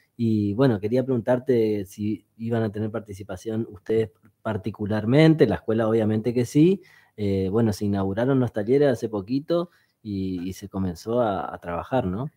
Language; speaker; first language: Spanish; native; Spanish